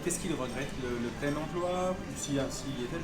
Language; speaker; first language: French; native; French